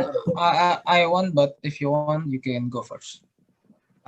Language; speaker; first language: English; non-native, learner; Indonesian